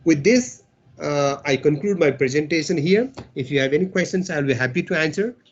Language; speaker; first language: English; non-native, local second language; Nepali